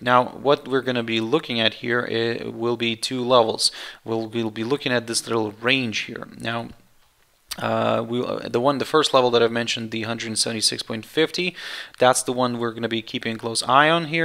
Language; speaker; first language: English; non-native, fluent; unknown